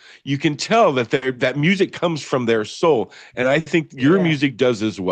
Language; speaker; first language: English; native; English